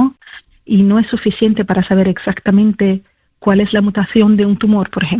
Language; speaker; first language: Spanish; non-native, fluent; French